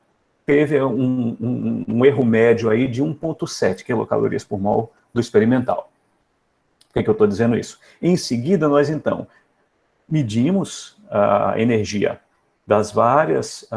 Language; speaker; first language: Portuguese; native; Portuguese